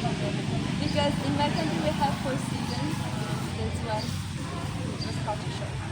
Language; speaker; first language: English; non-native, fluent; Tajik